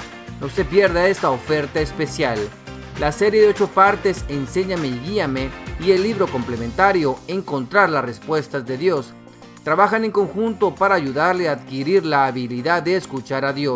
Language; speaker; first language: Spanish; native; Spanish